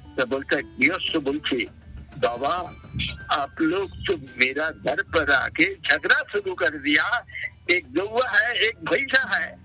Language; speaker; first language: Hindi; non-native, local second language; Bangla